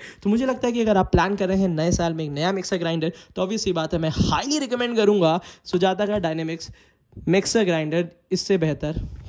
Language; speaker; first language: Hindi; native; Hindi